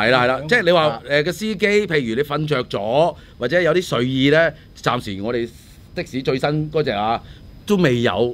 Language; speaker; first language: Cantonese; native; Cantonese